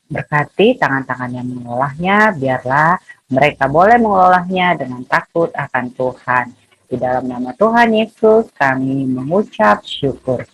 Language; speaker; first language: Indonesian; native; Indonesian